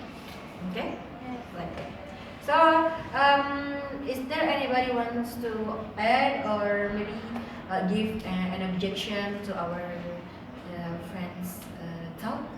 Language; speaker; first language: English; non-native, learner; Indonesian